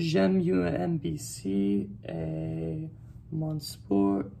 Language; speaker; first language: French; non-native, learner; English